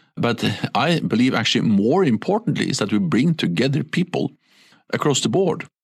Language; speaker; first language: English; non-native, fluent; Norwegian